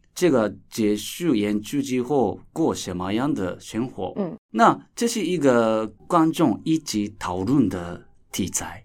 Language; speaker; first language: Chinese; non-native, fluent; Japanese